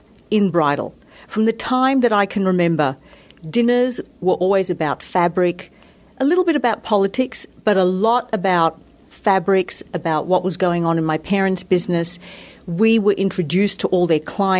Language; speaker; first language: English; native; English